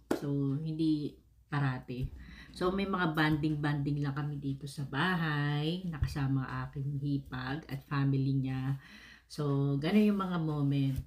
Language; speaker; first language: Filipino; native; Filipino